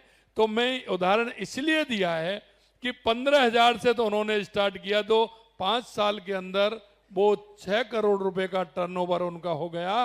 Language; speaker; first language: Hindi; native; Hindi